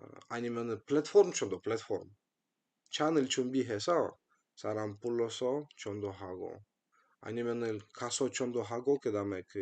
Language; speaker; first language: Korean; non-native, fluent; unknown